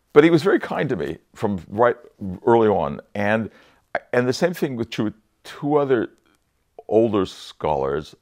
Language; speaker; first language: English; native; English